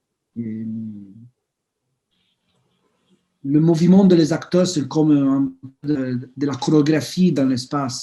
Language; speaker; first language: French; non-native, fluent; Italian